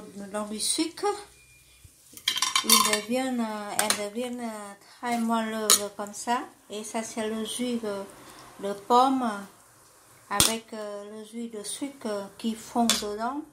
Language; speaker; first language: French; non-native, fluent; Vietnamese